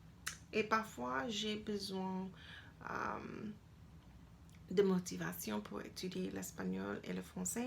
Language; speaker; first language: French; non-native, learner; English